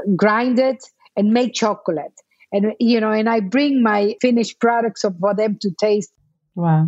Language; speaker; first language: English; non-native, fluent; Spanish